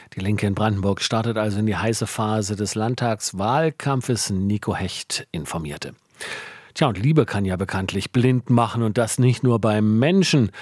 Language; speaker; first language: German; native; German